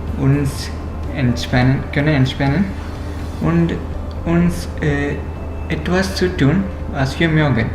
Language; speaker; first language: German; non-native, learner; Malayalam